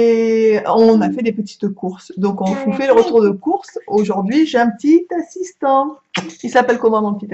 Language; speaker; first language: French; native; French